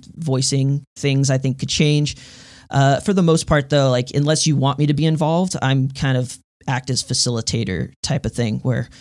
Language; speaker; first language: English; native; English